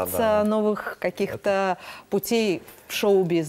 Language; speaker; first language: Russian; native; Russian